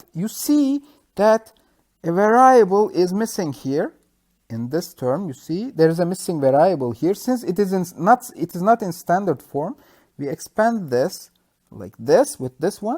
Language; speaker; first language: English; non-native, fluent; Turkish